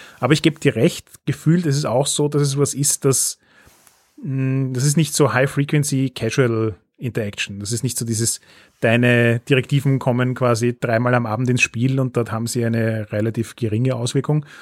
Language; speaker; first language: German; native; German